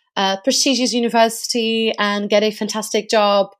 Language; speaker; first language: English; non-native, fluent; Portuguese